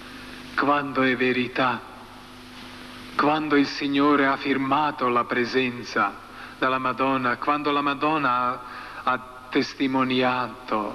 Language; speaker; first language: Italian; non-native, learner; Croatian